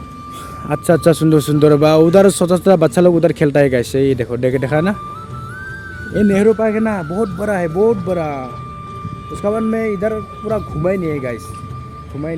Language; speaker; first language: Hindi; non-native, local second language; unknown